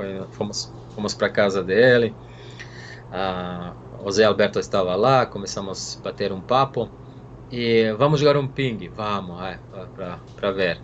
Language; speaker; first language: Portuguese; non-native, fluent; Serbian